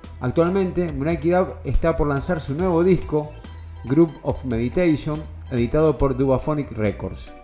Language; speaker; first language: Spanish; native; Spanish